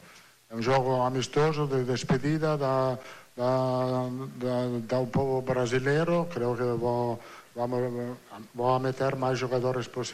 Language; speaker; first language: Portuguese; non-native, learner; Italian